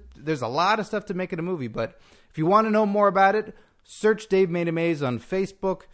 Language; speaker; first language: English; native; English